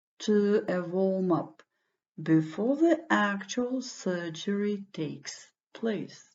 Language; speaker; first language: English; non-native, fluent; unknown